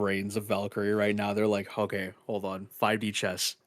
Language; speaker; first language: English; native; English